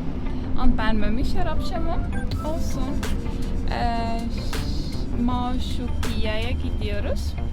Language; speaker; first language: Turkish; non-native, learner; Estonian